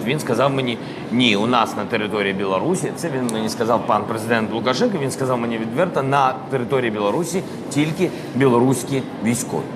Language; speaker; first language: Ukrainian; non-native, local second language; Russian